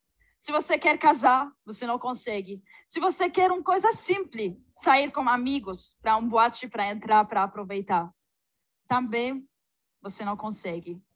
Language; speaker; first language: Portuguese; non-native, fluent; Arabic